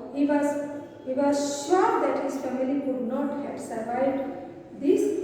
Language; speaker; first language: English; non-native, local second language; Hindi